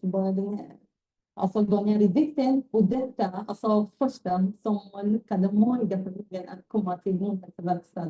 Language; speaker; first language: Swedish; non-native, learner; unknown